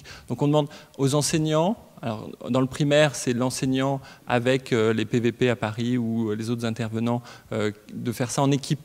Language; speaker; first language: French; native; French